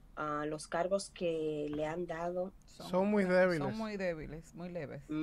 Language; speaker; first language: Spanish; native; Spanish